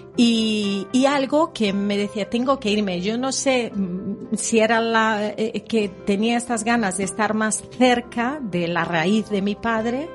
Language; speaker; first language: Spanish; early bilingual, heritage; Spanish